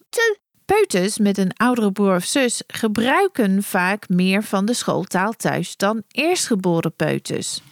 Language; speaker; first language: Dutch; non-native, fluent; English